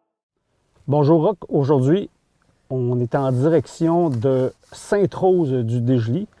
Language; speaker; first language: French; native; French